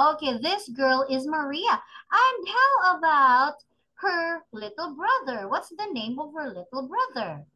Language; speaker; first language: English; non-native, fluent; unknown